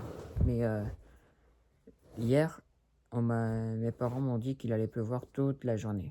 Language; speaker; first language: French; early bilingual, other home language; Spanish